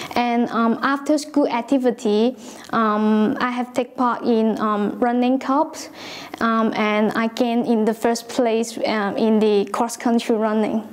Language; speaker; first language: English; non-native, local second language; Cantonese